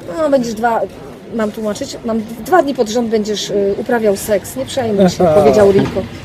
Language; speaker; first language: Polish; native; Polish